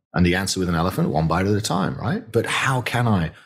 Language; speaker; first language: English; native; English